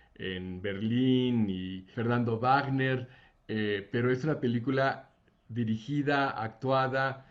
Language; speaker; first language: Spanish; native; Spanish